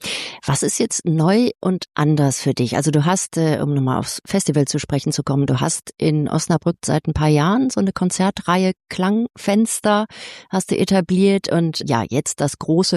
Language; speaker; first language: German; native; German